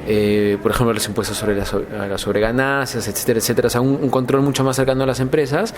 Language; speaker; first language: Spanish; native; Spanish